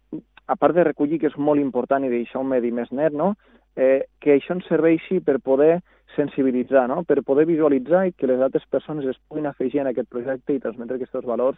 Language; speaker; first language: Catalan; native; Catalan